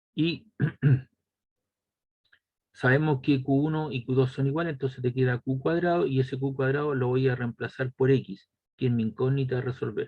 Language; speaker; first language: Spanish; native; Spanish